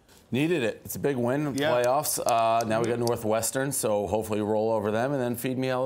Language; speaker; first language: English; native; English